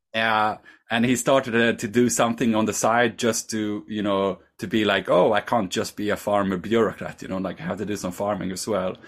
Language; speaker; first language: English; non-native, fluent; Swedish